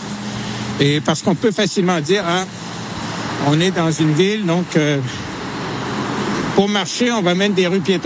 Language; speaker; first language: French; native; French